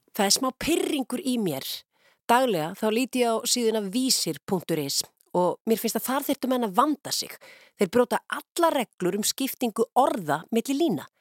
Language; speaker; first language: Icelandic; native; Icelandic